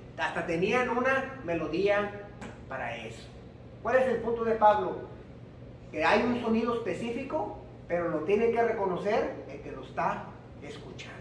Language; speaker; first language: Spanish; early bilingual, heritage; Spanish